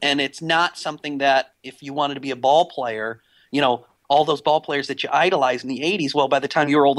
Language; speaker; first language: English; native; English